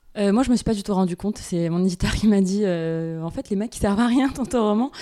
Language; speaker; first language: French; non-native, local second language; Arabic